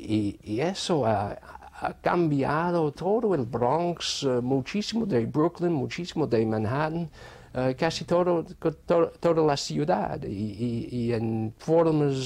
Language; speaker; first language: Spanish; non-native, fluent; English